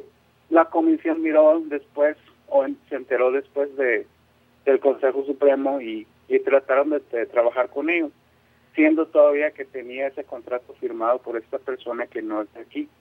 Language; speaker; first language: Spanish; non-native, local second language; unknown